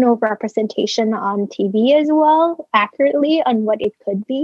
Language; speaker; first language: English; non-native, local second language; Filipino